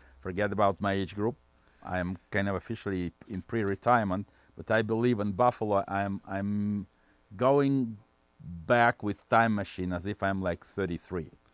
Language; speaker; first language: English; non-native, fluent; Russian